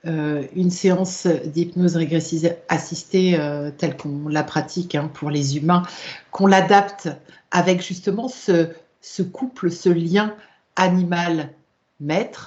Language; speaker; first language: French; native; French